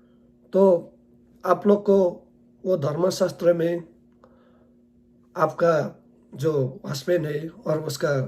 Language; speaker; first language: Hindi; non-native, learner; Nepali